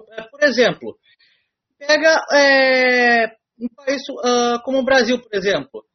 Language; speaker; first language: Portuguese; native; Portuguese